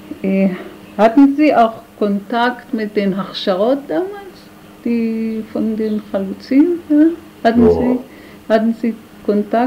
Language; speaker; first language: German; non-native, fluent; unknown